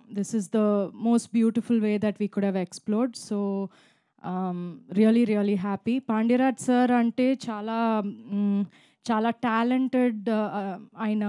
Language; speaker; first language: Telugu; non-native, local second language; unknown